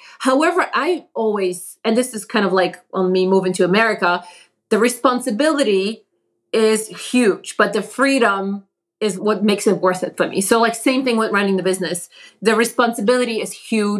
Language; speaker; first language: English; non-native, fluent; Polish